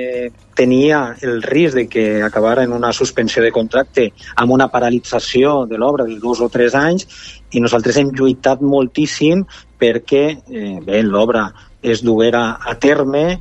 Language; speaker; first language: Catalan; native; Catalan